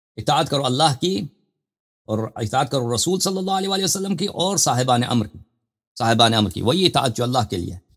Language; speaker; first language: Urdu; non-native, fluent; Persian